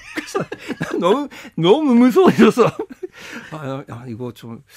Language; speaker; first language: Korean; non-native, fluent; Japanese